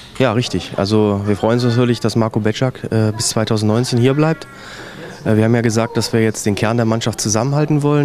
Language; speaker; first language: German; native; German